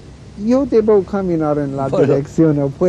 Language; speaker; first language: Spanish; non-native, fluent; English